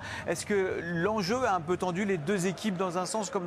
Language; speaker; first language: French; native; French